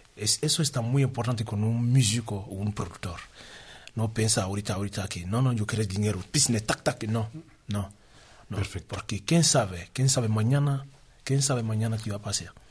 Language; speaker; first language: Spanish; non-native, learner; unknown